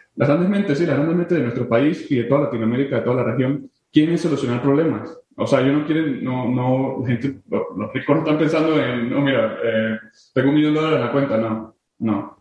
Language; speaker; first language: Spanish; native; Spanish